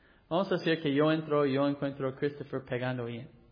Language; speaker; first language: Spanish; non-native, fluent; English